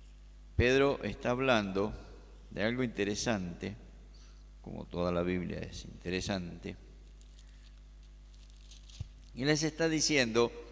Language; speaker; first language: Spanish; native; Spanish